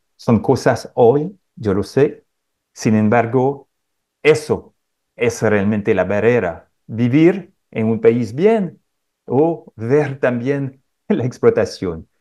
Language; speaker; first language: Spanish; non-native, fluent; French